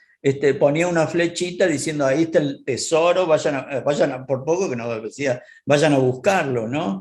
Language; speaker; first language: Spanish; native; Spanish